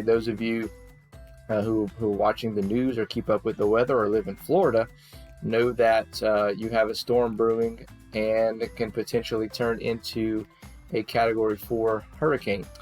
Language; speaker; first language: English; native; English